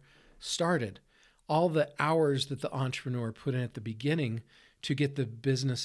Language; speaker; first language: English; native; English